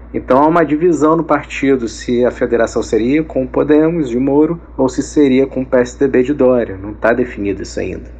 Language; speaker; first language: Portuguese; native; Portuguese